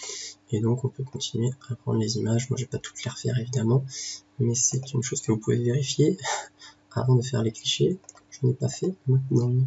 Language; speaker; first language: French; native; French